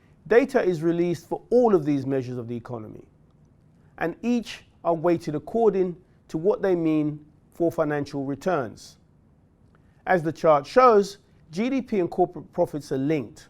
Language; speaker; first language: English; native; English